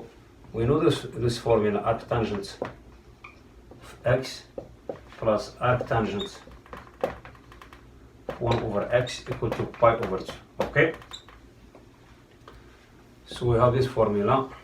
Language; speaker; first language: English; non-native, fluent; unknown